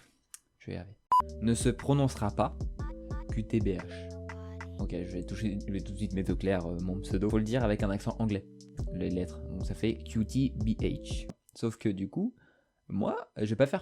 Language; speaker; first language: French; native; French